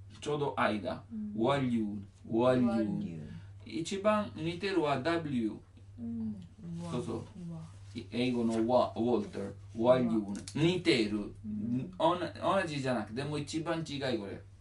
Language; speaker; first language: Japanese; non-native, learner; Italian